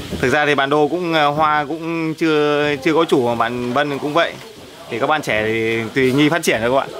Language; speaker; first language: Vietnamese; non-native, local second language; Hmong